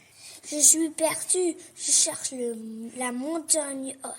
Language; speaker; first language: French; early bilingual, heritage; French